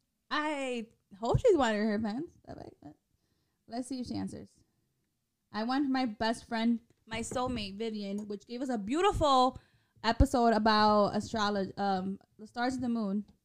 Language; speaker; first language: English; early bilingual, other home language; Spanish